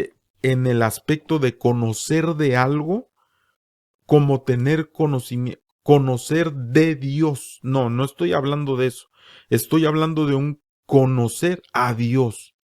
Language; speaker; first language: Spanish; native; Spanish